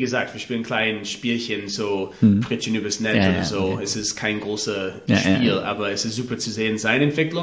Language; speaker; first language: German; non-native, learner; English